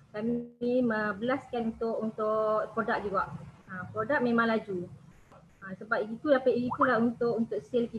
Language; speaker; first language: Malay; native; Malay